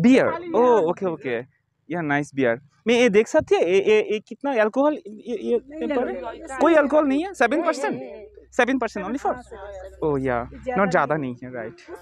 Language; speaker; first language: Hindi; non-native, learner; Bangla